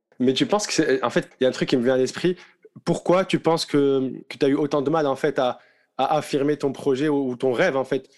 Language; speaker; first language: French; non-native, local second language; Arabic